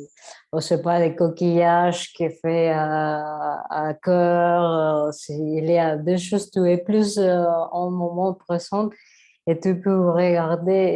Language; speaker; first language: French; non-native, learner; Spanish